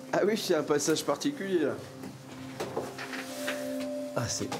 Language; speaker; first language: French; native; French